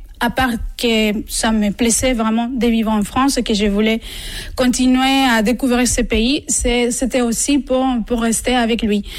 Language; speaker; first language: French; non-native, fluent; Spanish